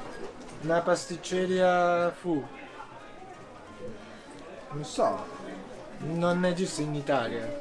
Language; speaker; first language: Italian; non-native, learner; Japanese